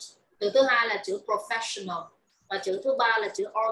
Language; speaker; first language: Vietnamese; native; Vietnamese